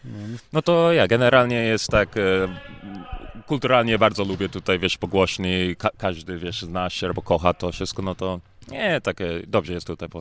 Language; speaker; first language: Polish; early bilingual, heritage; English